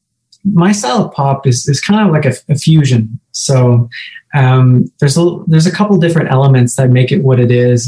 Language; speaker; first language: English; native; English